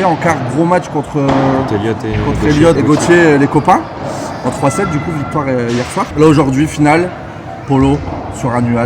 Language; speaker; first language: French; native; French